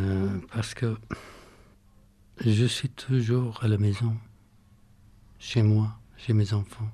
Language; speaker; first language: French; non-native, learner; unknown